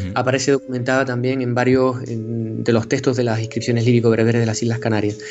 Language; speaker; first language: Spanish; native; Spanish